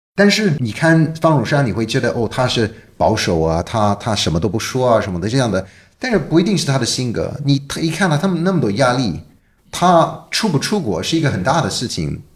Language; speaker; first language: Chinese; non-native, fluent; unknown